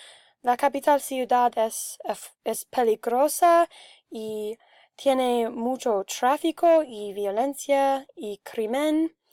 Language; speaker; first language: Spanish; non-native, learner; English